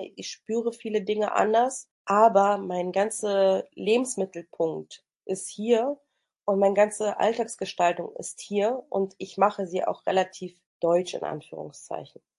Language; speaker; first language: German; early bilingual, other home language; Russian